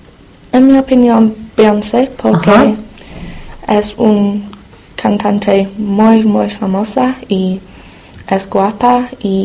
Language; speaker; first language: Spanish; non-native, learner; English